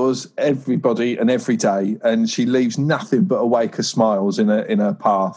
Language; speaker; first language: English; native; English